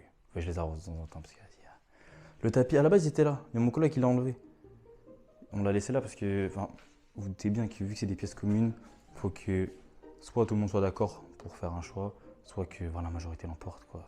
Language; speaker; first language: French; native; French